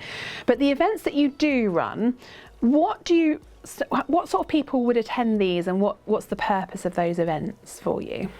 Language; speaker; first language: English; native; English